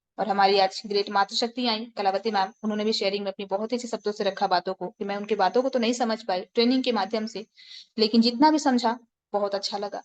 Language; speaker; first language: Hindi; native; Hindi